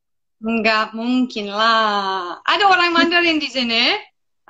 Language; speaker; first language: Indonesian; non-native, fluent; English